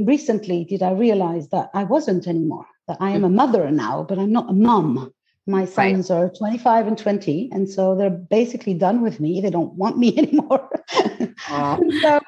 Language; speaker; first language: English; non-native, fluent; Greek